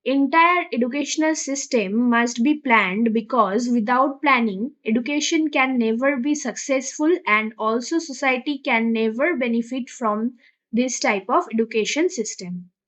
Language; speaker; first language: English; non-native, local second language; Bangla